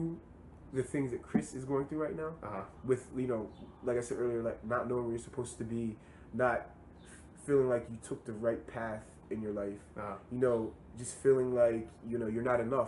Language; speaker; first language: English; native; English